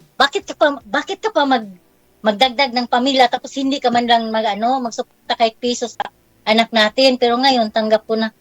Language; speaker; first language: Filipino; non-native, local second language; Cebuano